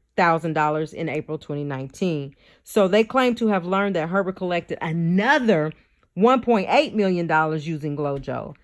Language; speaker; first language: English; native; English